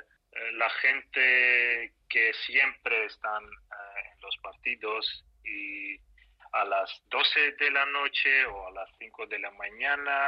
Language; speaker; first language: Spanish; non-native, fluent; Russian